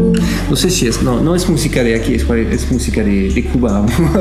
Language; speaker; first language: Spanish; non-native, learner; French